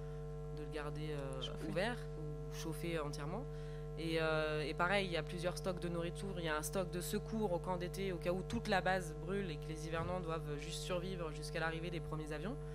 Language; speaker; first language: French; native; French